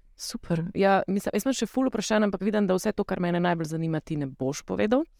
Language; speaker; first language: Slovenian; native; Slovenian